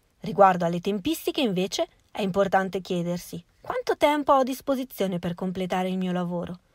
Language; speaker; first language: Italian; native; Italian